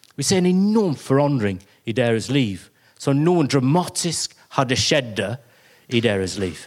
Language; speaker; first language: Norwegian; non-native, fluent; English